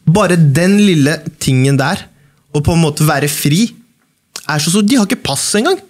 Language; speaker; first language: Norwegian; early bilingual, other home language; Baluchi